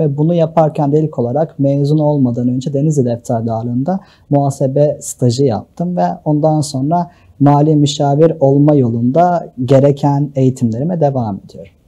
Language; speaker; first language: Turkish; native; Turkish